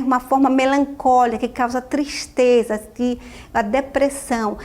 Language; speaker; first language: Portuguese; native; Portuguese